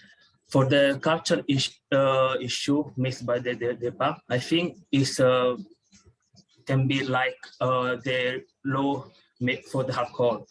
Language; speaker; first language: English; non-native, fluent; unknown